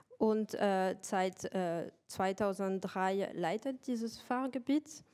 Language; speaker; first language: German; non-native, fluent; French